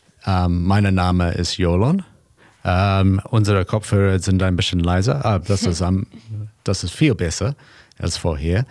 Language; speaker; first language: German; non-native, learner; English